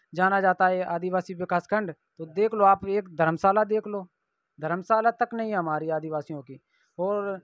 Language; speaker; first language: Hindi; native; Hindi